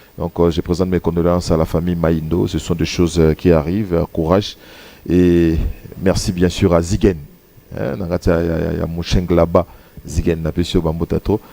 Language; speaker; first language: French; non-native, local second language; Lingala